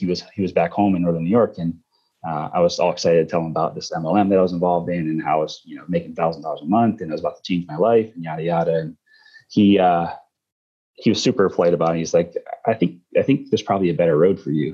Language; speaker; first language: English; native; English